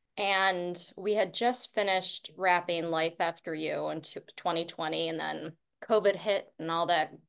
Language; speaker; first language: English; native; English